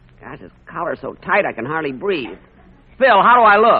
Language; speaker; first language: English; native; English